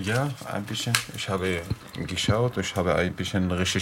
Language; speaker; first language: German; non-native, learner; Arabic